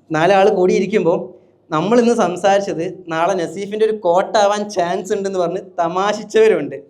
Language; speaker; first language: Malayalam; native; Malayalam